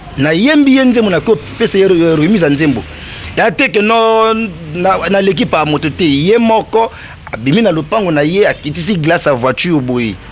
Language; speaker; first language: Lingala; native; Lingala